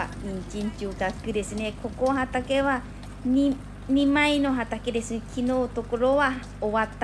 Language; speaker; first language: Japanese; non-native, learner; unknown